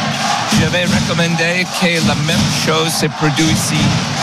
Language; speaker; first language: French; non-native, learner; English